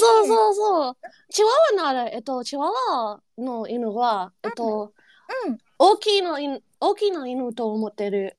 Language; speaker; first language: Japanese; non-native, learner; English